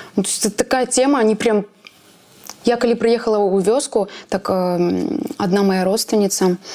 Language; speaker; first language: Belarusian; native; Belarusian